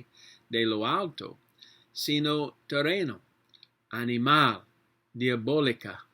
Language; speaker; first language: Spanish; non-native, learner; English